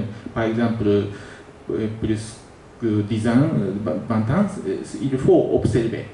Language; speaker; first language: French; non-native, learner; Japanese